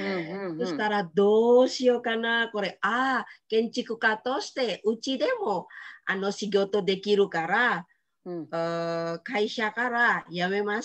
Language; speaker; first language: Japanese; non-native, fluent; Indonesian